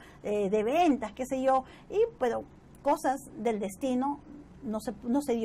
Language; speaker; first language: Spanish; native; Spanish